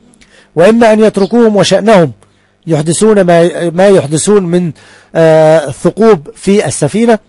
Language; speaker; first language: Arabic; native; Arabic